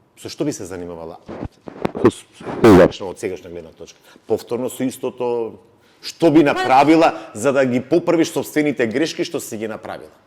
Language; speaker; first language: Macedonian; native; Macedonian